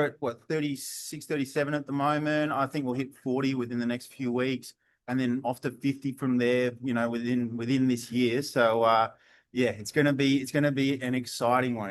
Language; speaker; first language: English; native; English